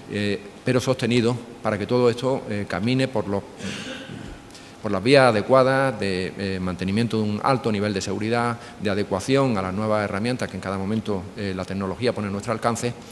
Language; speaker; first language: Spanish; native; Spanish